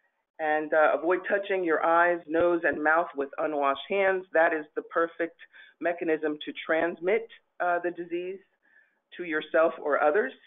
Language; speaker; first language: English; native; English